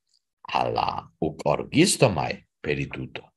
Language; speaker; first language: Greek; non-native, learner; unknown